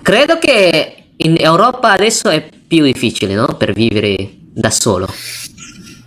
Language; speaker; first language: Italian; non-native, learner; Indonesian